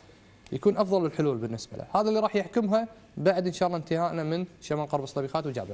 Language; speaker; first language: Arabic; native; Arabic